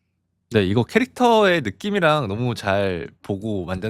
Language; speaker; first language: Korean; native; Korean